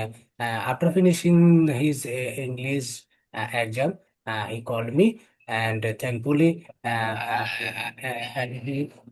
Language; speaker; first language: English; non-native, learner; Bangla